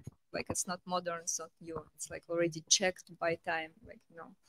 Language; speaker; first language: English; non-native, fluent; Russian